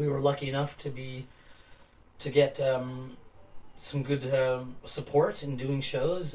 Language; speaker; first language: English; native; English